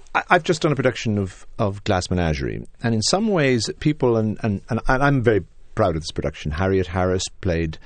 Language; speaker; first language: English; native; English